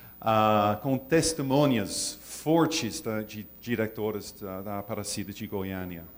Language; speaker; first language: Portuguese; non-native, learner; English